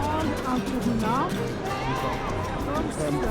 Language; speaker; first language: French; non-native, local second language; Kinyarwanda